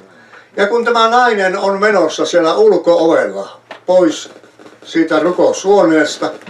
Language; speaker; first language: Finnish; native; Finnish